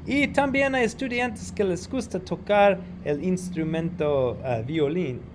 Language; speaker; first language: Spanish; non-native, fluent; English